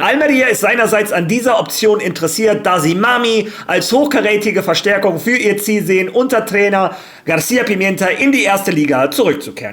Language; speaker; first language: German; native; German